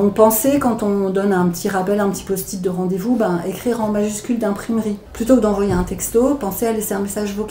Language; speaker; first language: French; native; French